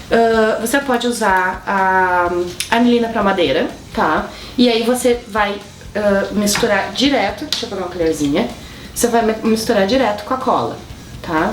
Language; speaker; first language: Portuguese; native; Portuguese